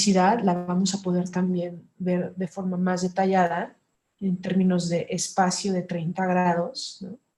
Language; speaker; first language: Spanish; native; Spanish